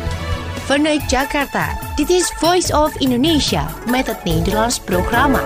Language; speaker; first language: Dutch; non-native, learner; Indonesian